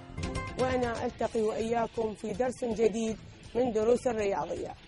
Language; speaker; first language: Arabic; native; Arabic